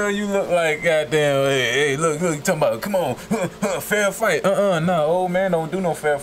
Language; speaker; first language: English; native; English